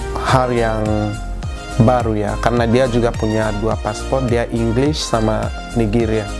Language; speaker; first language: Indonesian; non-native, fluent; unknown